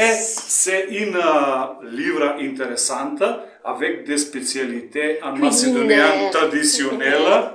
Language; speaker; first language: French; non-native, learner; Macedonian